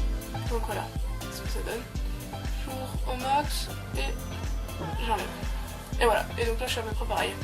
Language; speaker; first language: French; native; French